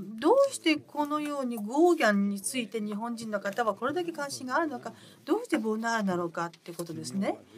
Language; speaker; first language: Japanese; non-native, fluent; French